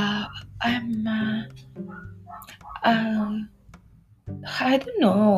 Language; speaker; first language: English; non-native, learner; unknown